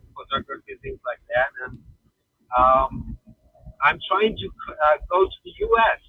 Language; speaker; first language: English; non-native, fluent; Persian